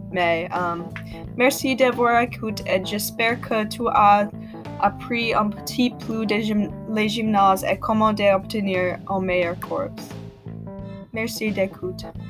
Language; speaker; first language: French; non-native, learner; English